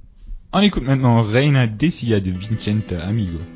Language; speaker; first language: French; native; French